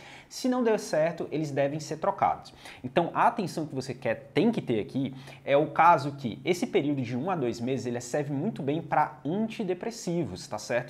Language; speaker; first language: Portuguese; native; Portuguese